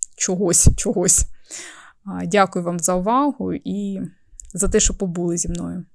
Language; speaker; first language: Ukrainian; native; Ukrainian